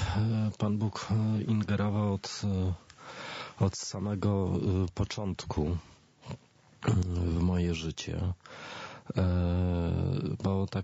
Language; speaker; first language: Polish; native; Polish